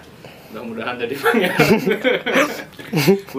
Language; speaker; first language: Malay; non-native, local second language; Sundanese